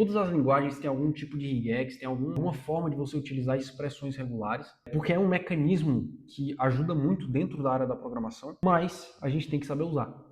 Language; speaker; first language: Portuguese; native; Portuguese